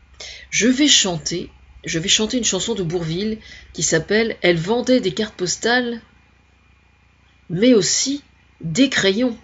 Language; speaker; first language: French; native; French